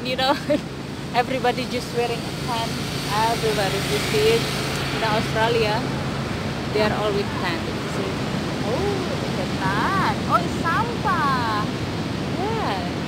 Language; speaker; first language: English; non-native, learner; Indonesian